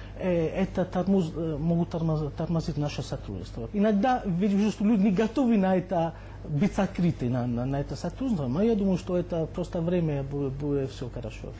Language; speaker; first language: Russian; non-native, fluent; Italian